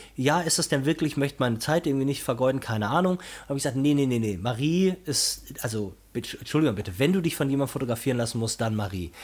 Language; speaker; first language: German; non-native, fluent; Portuguese